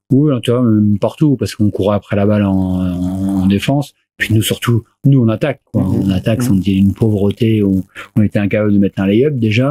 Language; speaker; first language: French; native; French